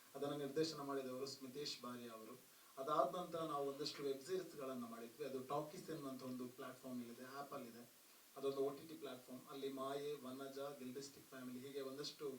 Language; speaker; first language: Kannada; non-native, local second language; Tulu